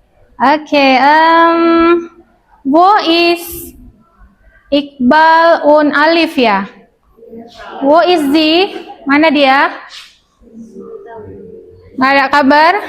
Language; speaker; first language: Indonesian; native; Indonesian